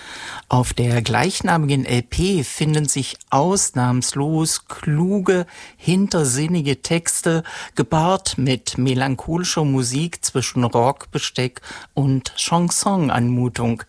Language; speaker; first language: German; native; German